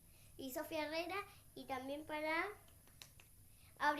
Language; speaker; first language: Spanish; native; Spanish